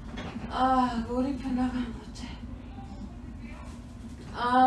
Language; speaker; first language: Korean; non-native, fluent; German